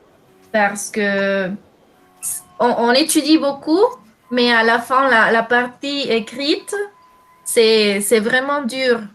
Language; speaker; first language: French; non-native, fluent; Spanish